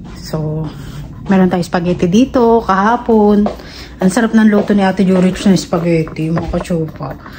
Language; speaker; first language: Filipino; native; Filipino